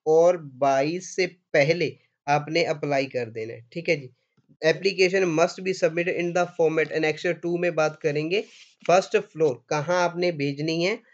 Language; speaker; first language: Hindi; non-native, local second language; Punjabi